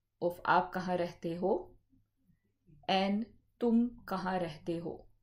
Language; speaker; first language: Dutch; early bilingual, other home language; Urdu